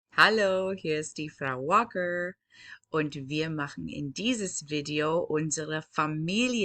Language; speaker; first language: German; non-native, fluent; English